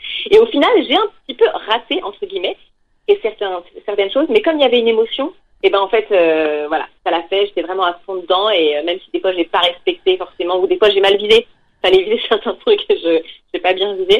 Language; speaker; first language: French; native; French